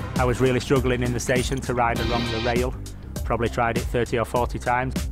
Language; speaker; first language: English; native; English